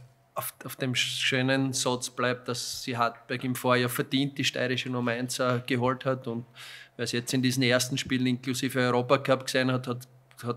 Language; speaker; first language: German; native; German